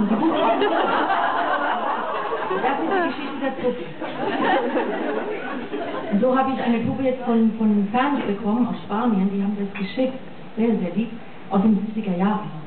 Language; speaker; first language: German; non-native, fluent; English